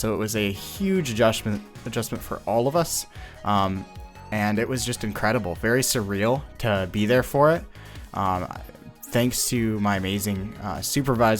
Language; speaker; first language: English; native; English